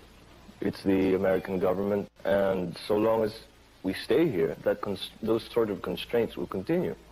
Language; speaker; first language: English; non-native, fluent; Filipino